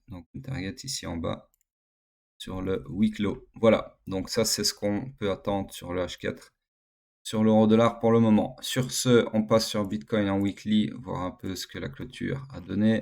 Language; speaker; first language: French; native; French